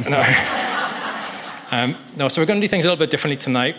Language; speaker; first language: English; native; English